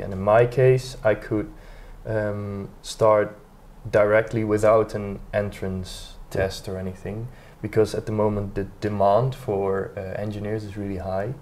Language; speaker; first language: English; non-native, fluent; Dutch